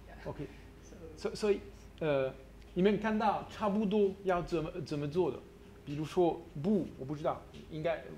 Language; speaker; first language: Chinese; non-native, learner; French